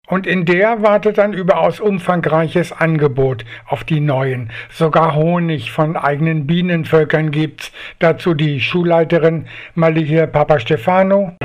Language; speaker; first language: German; native; German